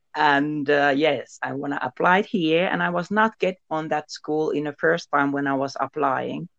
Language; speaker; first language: English; non-native, learner; Finnish